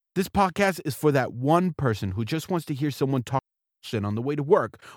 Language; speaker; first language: English; native; English